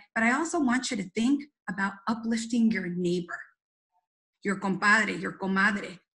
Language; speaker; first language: English; early bilingual, other home language; Spanish